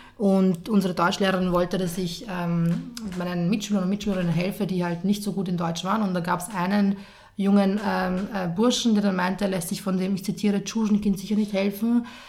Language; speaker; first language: German; early bilingual, other home language; Serbian